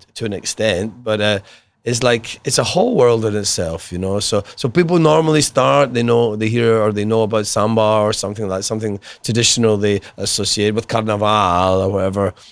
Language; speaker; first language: English; native; English